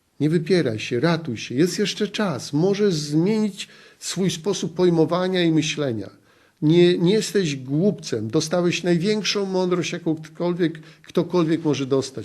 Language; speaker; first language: Polish; native; Polish